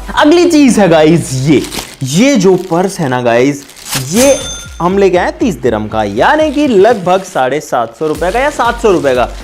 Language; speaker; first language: Hindi; native; Hindi